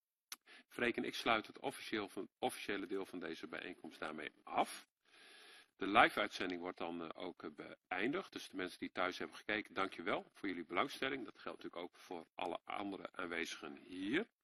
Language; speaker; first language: Dutch; native; Dutch